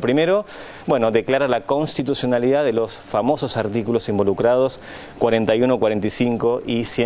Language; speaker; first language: Spanish; native; Spanish